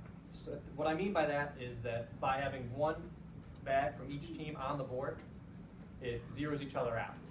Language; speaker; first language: English; native; English